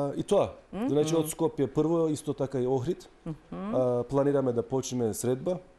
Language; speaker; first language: Macedonian; non-native, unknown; Turkish